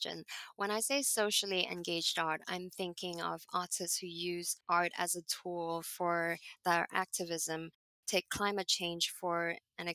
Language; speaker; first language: English; non-native, local second language; Cantonese